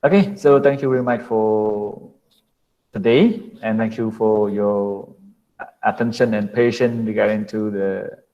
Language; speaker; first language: English; non-native, fluent; Khmer